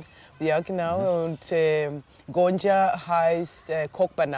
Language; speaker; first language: German; non-native, learner; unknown